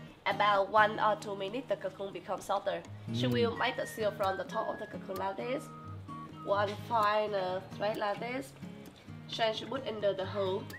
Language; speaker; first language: English; non-native, fluent; Vietnamese